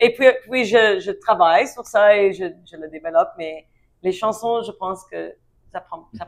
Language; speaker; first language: French; non-native, learner; English